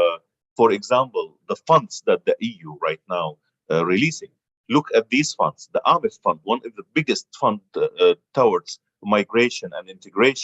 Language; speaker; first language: English; non-native, fluent; Arabic